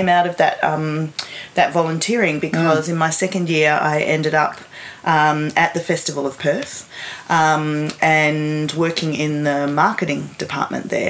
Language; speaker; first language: English; native; English